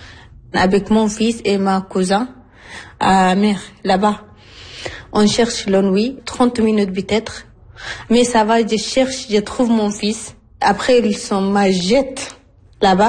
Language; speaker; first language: French; non-native, learner; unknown